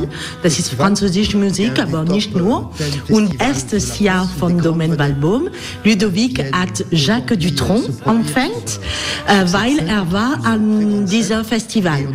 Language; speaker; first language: German; non-native, fluent; French